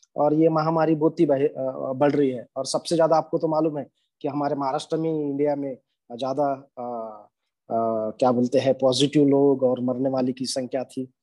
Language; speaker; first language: Hindi; non-native, local second language; Marathi